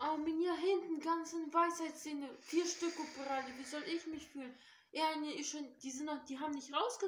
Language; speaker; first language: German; early bilingual, other home language; Russian